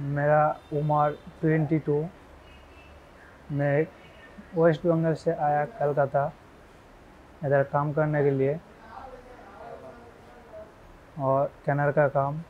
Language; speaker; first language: Hindi; non-native, local second language; Bangla